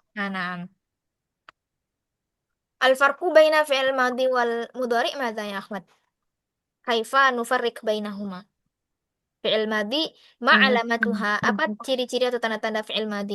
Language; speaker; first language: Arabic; non-native, fluent; Indonesian